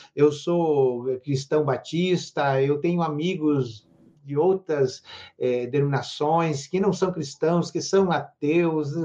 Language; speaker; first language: Portuguese; native; Portuguese